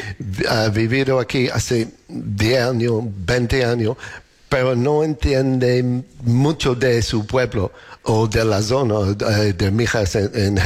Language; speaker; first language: Spanish; non-native, learner; English